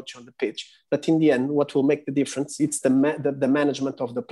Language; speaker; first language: English; non-native, fluent; Portuguese